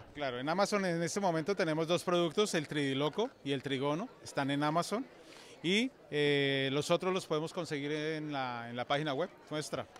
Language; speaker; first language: Spanish; native; Spanish